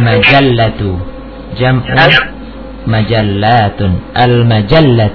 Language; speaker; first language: Arabic; non-native, fluent; Indonesian